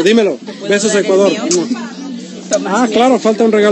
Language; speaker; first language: Spanish; native; Spanish